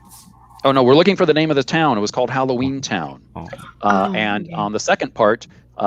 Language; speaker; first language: English; native; English